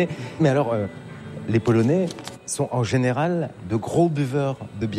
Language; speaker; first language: French; native; French